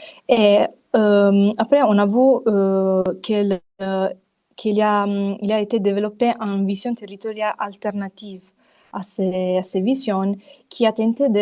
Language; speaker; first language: French; non-native, fluent; Italian